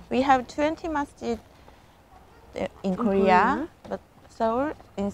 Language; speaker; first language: English; non-native, learner; Korean